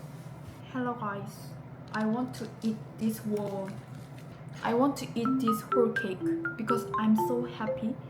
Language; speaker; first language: English; non-native, learner; Korean